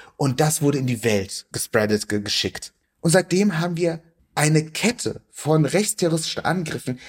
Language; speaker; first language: German; native; German